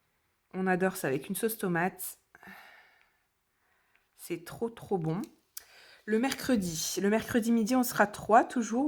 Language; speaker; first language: French; native; French